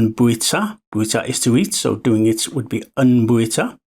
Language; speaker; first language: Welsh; non-native, learner; English